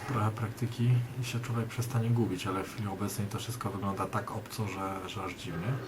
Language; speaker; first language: Polish; native; Polish